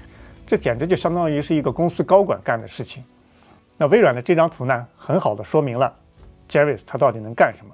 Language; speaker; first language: Chinese; native; Chinese